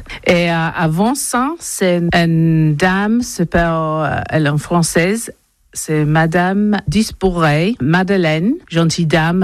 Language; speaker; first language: French; non-native, learner; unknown